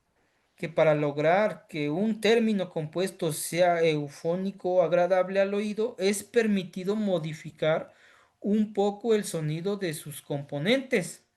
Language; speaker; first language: Spanish; native; Spanish